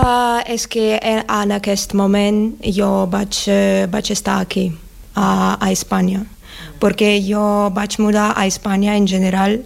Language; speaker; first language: Catalan; non-native, learner; Russian